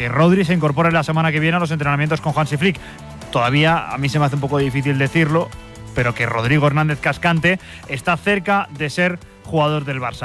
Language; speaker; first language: Spanish; native; Spanish